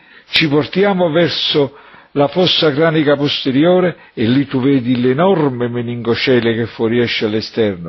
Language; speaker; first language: Italian; native; Italian